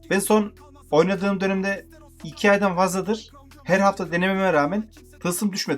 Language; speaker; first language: Turkish; native; Turkish